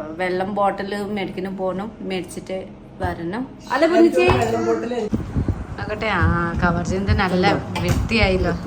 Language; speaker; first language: Malayalam; non-native, learner; Nepali